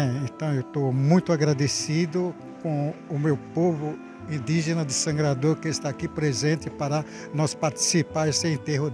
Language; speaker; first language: Portuguese; non-native, local second language; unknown